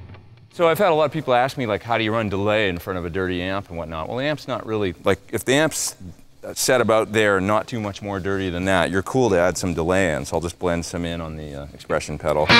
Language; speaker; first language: English; native; English